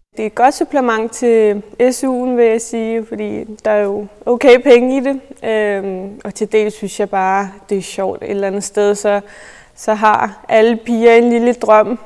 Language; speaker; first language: Danish; native; Danish